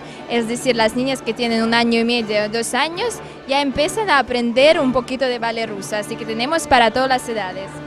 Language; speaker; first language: Spanish; non-native, fluent; Russian